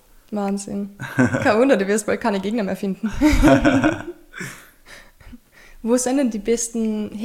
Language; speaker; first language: German; native; German